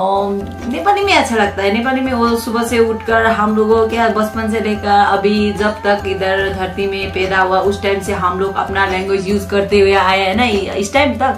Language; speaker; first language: Hindi; non-native, local second language; Nepali